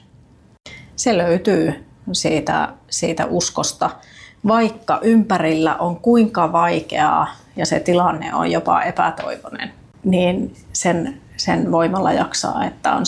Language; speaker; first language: Finnish; native; Finnish